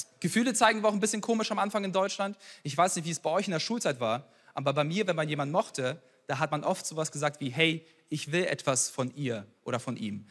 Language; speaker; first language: German; early bilingual, other home language; Ukrainian